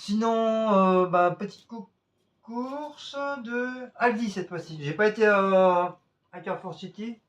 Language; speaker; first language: French; native; French